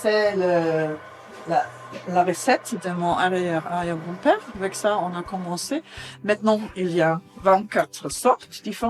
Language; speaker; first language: French; non-native, fluent; German